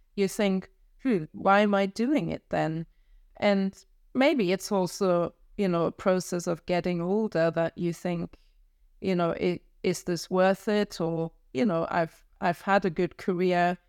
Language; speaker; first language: English; non-native, fluent; German